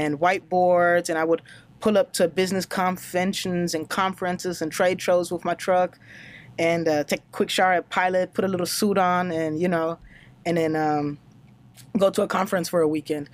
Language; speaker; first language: English; non-native, fluent; German